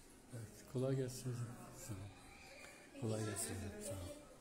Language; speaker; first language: Turkish; native; Turkish